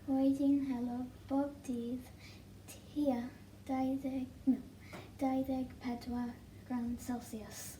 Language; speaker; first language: Welsh; non-native, local second language; English